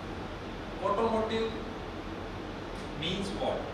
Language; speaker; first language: English; non-native, local second language; Hindi